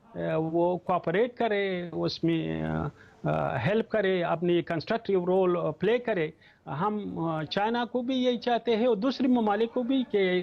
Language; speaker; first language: Hindi; non-native, fluent; Pashto